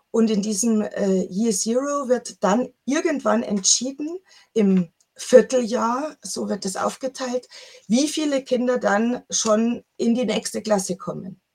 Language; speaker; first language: German; native; German